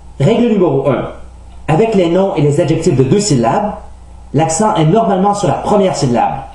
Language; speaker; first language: French; native; French